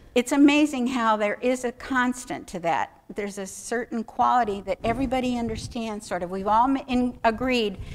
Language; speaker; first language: English; native; English